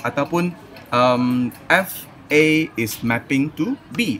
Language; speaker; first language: English; non-native, local second language; Malay